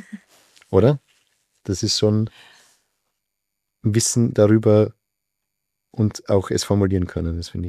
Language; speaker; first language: German; native; German